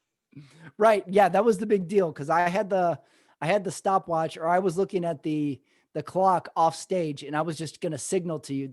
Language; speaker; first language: English; native; English